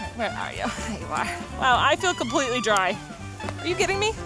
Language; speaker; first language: English; native; English